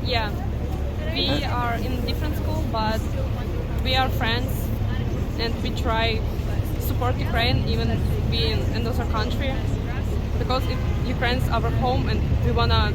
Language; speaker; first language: English; non-native, learner; Ukrainian